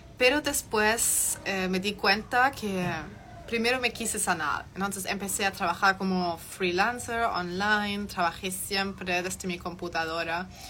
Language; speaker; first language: Spanish; non-native, fluent; German